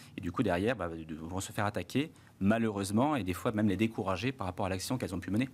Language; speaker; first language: French; native; French